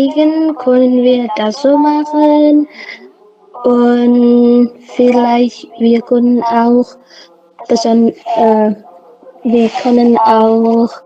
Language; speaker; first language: German; non-native, learner; Indonesian